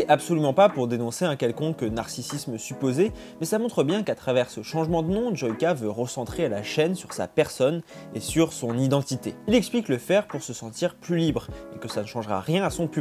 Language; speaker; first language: French; native; French